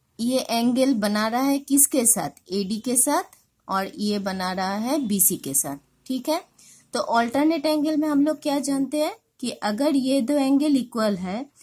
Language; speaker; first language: Hindi; non-native, local second language; Bangla